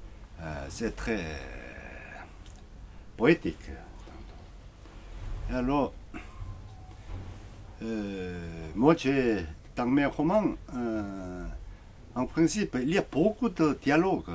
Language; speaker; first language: French; non-native, learner; Korean